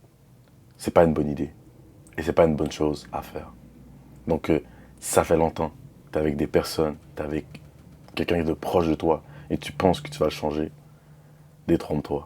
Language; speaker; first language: French; native; French